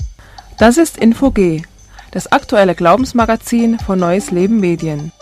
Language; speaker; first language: German; native; German